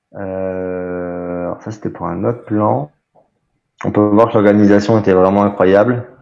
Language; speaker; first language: French; native; French